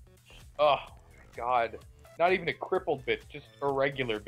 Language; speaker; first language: English; native; English